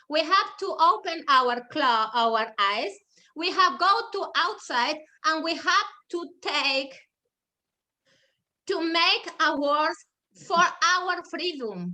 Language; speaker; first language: English; non-native, learner; German